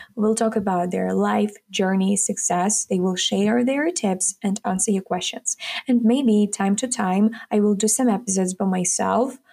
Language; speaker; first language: English; non-native, fluent; Ukrainian